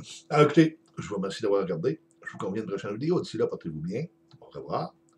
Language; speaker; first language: French; native; French